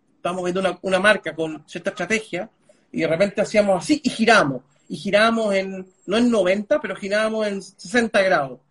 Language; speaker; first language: Spanish; early bilingual, other home language; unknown